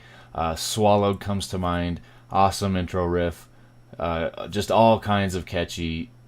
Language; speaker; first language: English; native; English